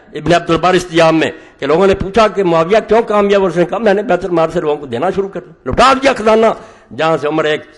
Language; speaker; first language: Urdu; native; Urdu